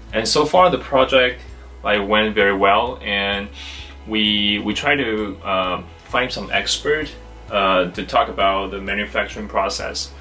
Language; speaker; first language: English; non-native, fluent; Chinese